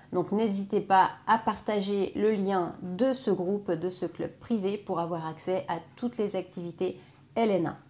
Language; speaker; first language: French; native; French